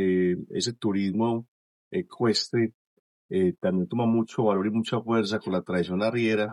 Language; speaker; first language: Spanish; native; Spanish